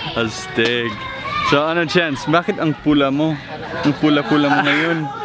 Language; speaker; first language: Filipino; non-native, fluent; English